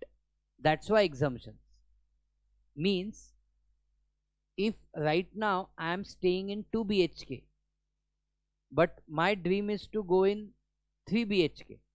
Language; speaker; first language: English; non-native, local second language; Hindi